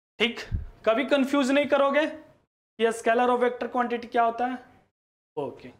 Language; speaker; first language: Hindi; native; Hindi